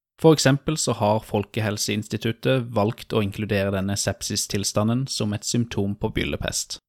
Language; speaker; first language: Norwegian; native; Norwegian